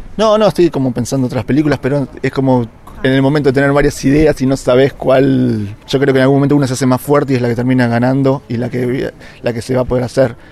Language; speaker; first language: Spanish; native; Spanish